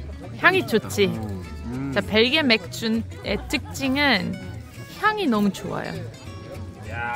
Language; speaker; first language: Korean; non-native, fluent; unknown